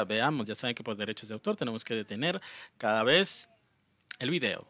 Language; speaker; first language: Spanish; native; Spanish